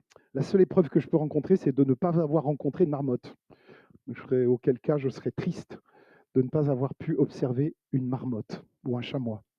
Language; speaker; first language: French; native; French